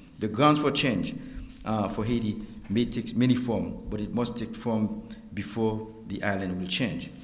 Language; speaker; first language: English; non-native, fluent; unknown